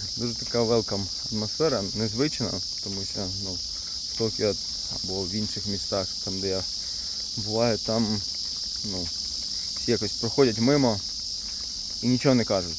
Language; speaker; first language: Ukrainian; native; Ukrainian